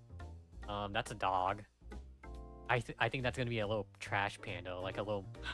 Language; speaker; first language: English; native; English